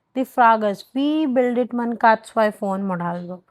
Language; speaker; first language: German; non-native, learner; Hindi